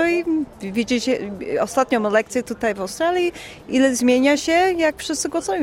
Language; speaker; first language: Polish; early bilingual, heritage; Polish